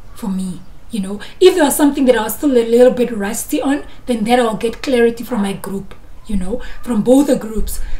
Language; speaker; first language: English; non-native, local second language; Afrikaans